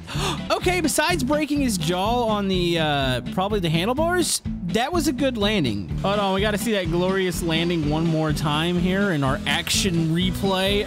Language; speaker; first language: English; native; English